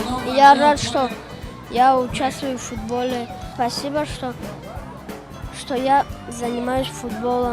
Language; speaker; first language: Russian; non-native, local second language; Tajik